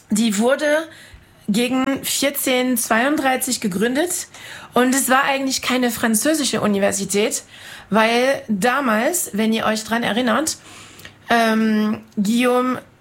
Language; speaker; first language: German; non-native, fluent; French